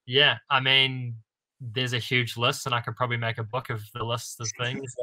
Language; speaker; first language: English; native; English